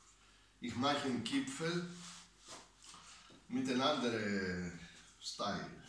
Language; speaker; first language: German; non-native, learner; Greek